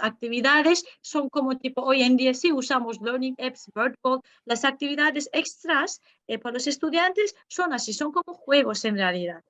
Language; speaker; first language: Spanish; non-native, fluent; Turkish